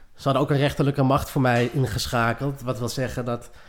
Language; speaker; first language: Dutch; native; Dutch